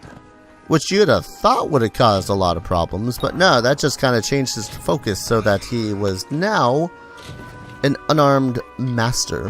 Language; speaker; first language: English; native; English